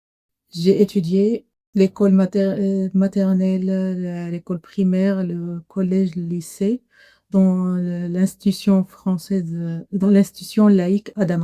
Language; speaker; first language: French; non-native, learner; Arabic